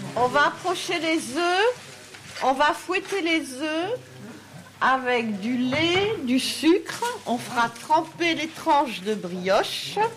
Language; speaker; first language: French; native; French